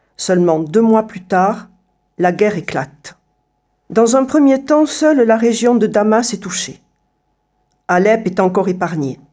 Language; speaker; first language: French; native; French